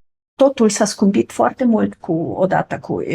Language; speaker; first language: Romanian; non-native, fluent; German